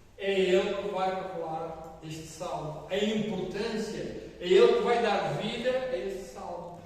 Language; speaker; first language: Portuguese; native; Portuguese